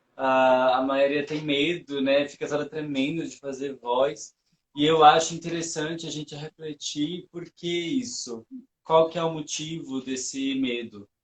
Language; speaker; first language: Portuguese; native; Portuguese